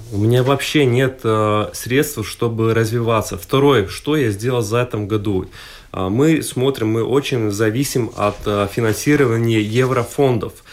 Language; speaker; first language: Russian; non-native, local second language; Latvian